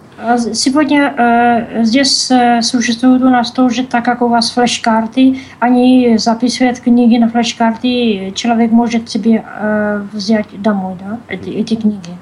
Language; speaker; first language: Russian; non-native, learner; Czech